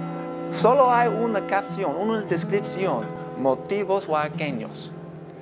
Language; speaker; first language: Spanish; non-native, learner; English